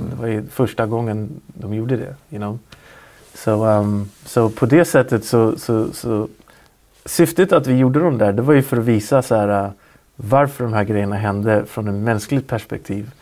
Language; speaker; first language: Swedish; native; Swedish